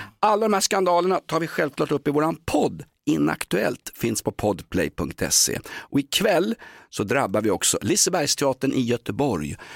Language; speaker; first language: Swedish; native; Swedish